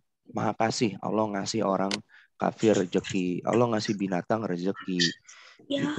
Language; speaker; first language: Indonesian; native; Indonesian